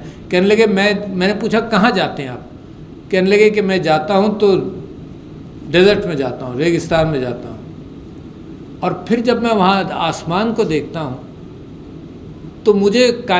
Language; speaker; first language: Urdu; native; Urdu